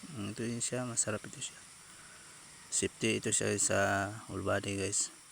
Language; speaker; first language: Filipino; non-native, local second language; Cebuano